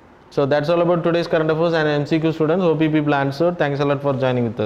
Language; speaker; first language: English; non-native, local second language; Tamil